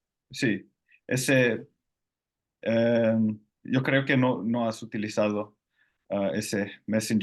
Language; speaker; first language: Spanish; non-native, fluent; Finnish